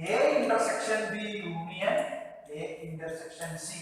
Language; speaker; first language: English; non-native, local second language; Malayalam